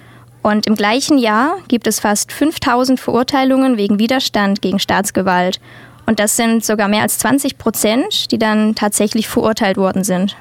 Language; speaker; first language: German; native; German